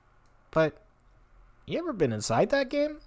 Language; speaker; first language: English; native; English